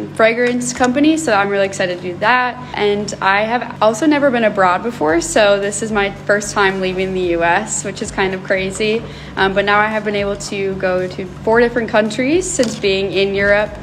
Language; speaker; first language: English; native; English